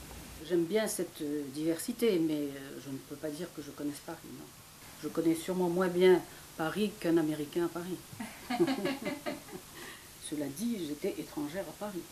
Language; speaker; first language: French; non-native, fluent; Korean